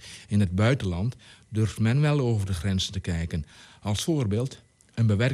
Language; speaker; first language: Dutch; native; Dutch